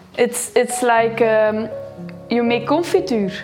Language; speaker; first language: English; non-native, learner; Dutch